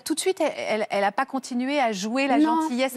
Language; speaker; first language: French; native; French